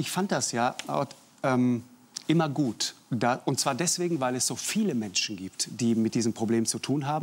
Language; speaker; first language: German; native; German